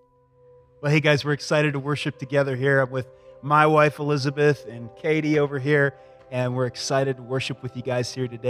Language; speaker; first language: English; native; English